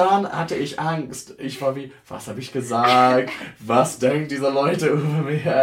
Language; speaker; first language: German; non-native, learner; English